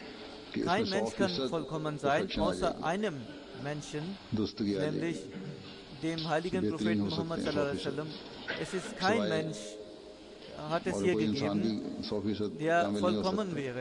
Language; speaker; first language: German; non-native, fluent; Urdu